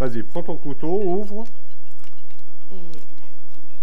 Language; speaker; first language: French; native; French